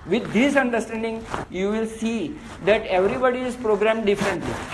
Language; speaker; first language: English; non-native, local second language; Gujarati